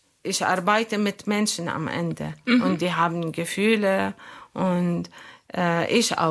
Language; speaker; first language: German; non-native, fluent; Arabic